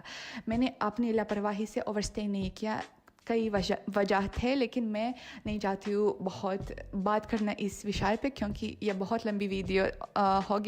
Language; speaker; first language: Hindi; non-native, fluent; Russian